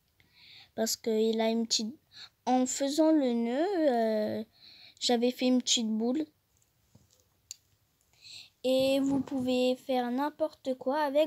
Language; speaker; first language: French; non-native, fluent; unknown